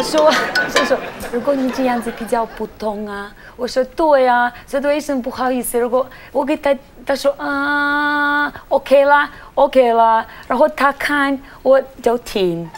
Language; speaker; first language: Chinese; non-native, learner; Russian